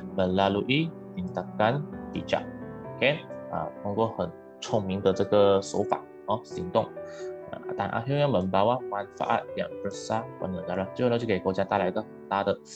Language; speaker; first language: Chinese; native; Chinese